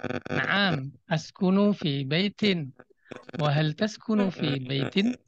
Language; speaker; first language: Arabic; non-native, learner; Indonesian